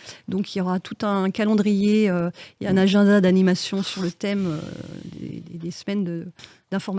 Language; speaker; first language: French; native; French